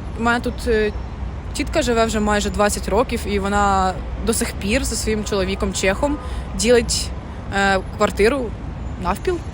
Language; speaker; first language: Ukrainian; native; Ukrainian